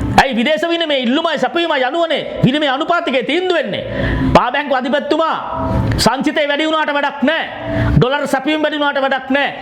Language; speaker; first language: Sinhala; native; Sinhala